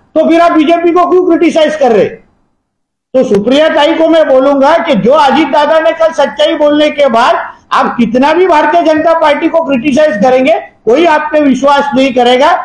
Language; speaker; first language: Hindi; non-native, local second language; Marathi